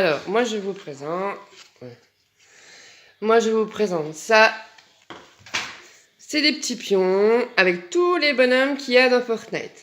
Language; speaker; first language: French; native; French